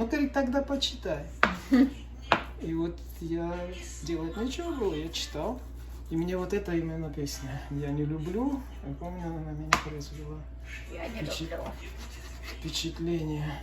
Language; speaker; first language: Russian; native; Russian